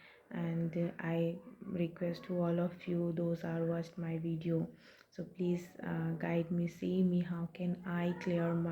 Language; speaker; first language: English; non-native, learner; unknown